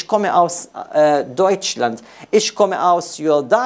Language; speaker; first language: German; non-native, fluent; Arabic